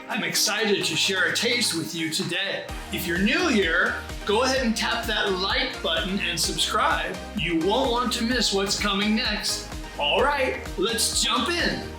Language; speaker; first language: English; native; English